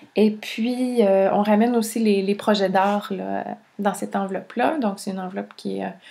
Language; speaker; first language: French; native; French